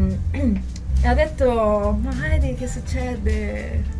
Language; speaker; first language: Italian; non-native, fluent; Chinese